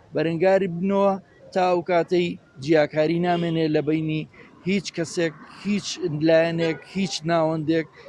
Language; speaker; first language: Central Kurdish; native; Central Kurdish